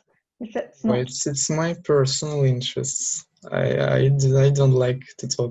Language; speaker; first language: English; non-native, learner; Russian